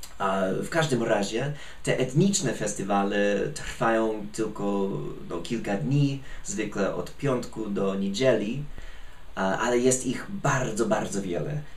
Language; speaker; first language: Polish; non-native, fluent; English